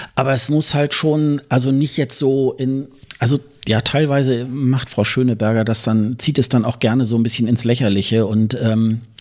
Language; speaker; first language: German; native; German